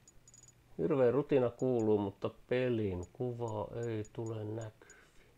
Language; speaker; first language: Finnish; native; Finnish